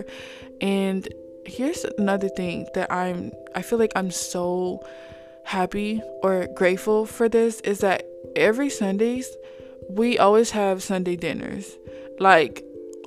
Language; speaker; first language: English; non-native, fluent; Samoan